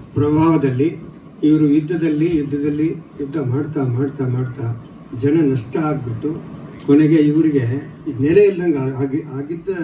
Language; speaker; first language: Kannada; non-native, local second language; Lambadi